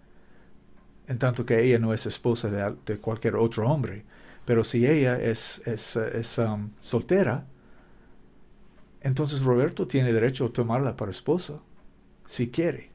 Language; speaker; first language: Spanish; non-native, learner; English